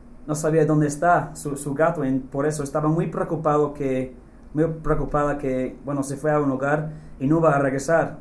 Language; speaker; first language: Spanish; non-native, fluent; English